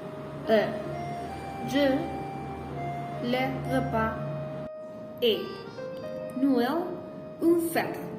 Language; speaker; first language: French; non-native, learner; Spanish